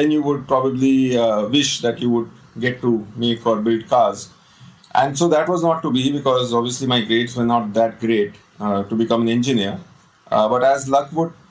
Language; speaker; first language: English; non-native, local second language; Hindi